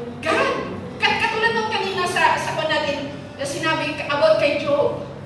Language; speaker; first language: Filipino; non-native, local second language; Hiligaynon